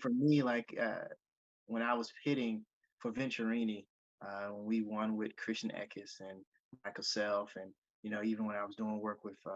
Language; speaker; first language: English; native; English